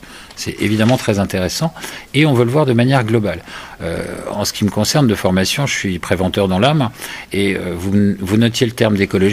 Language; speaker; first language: French; native; French